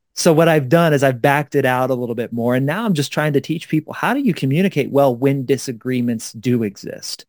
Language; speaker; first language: English; native; English